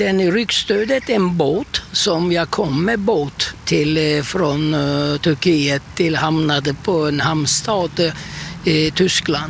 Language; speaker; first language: Swedish; non-native, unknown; Turkish